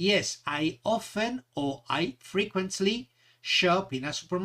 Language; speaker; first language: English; non-native, fluent; Spanish